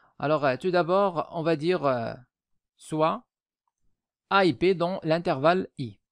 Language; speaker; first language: French; non-native, local second language; Arabic